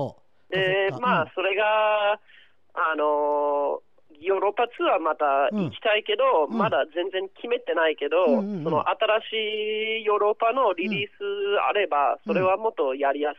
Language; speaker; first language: Japanese; non-native, fluent; English